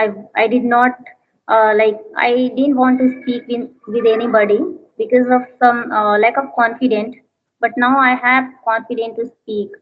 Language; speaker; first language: English; non-native, learner; Hindi